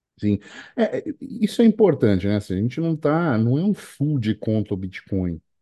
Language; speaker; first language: Portuguese; native; Portuguese